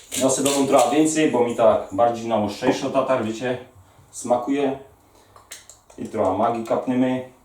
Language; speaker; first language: Polish; native; Polish